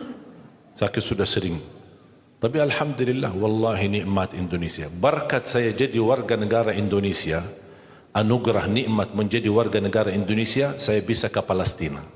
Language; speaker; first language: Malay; non-native, fluent; Arabic